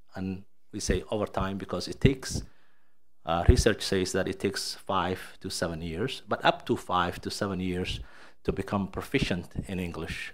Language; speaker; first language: English; non-native, fluent; Somali